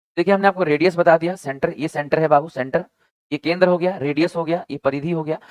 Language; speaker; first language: Hindi; native; Hindi